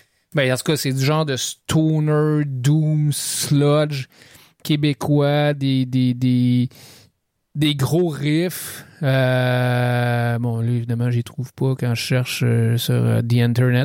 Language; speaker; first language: French; native; French